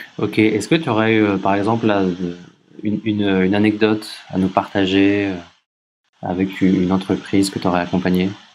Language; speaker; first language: French; native; French